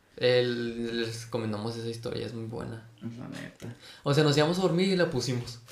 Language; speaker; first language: Spanish; native; Spanish